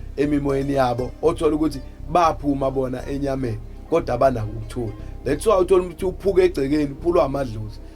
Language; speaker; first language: Zulu; native; Zulu